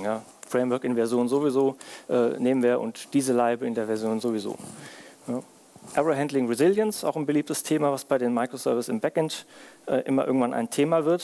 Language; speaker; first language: German; native; German